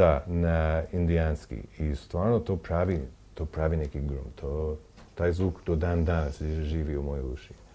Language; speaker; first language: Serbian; non-native, learner; English